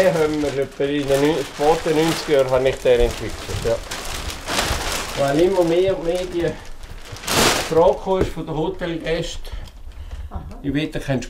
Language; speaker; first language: German; native; German